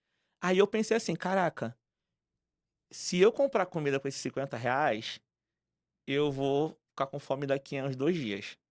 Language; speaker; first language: Portuguese; native; Portuguese